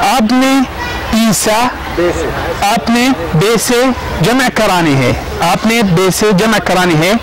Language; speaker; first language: Hindi; non-native, fluent; Arabic